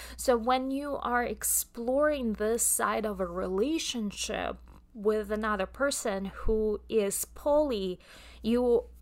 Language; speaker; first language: English; non-native, fluent; Russian